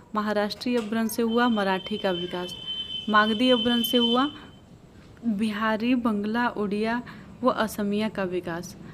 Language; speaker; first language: Hindi; native; Hindi